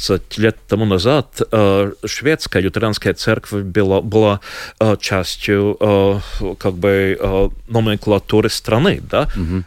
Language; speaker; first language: Russian; non-native, local second language; Latvian